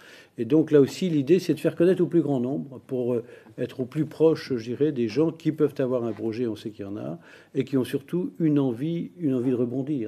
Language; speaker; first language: French; native; French